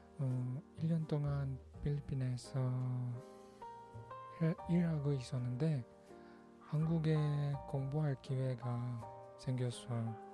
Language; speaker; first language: Korean; non-native, learner; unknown